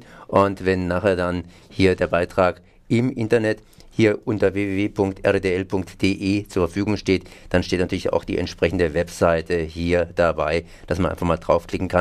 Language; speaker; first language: German; native; German